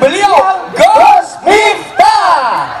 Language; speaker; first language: Indonesian; non-native, local second language; Javanese